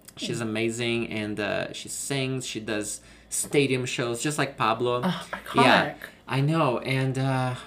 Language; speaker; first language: English; non-native, fluent; Portuguese